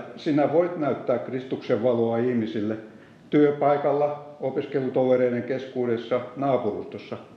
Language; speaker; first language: Finnish; native; Finnish